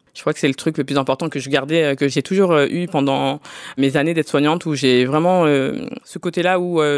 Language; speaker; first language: French; native; French